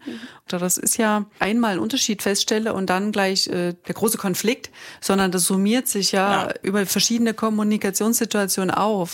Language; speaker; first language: German; native; German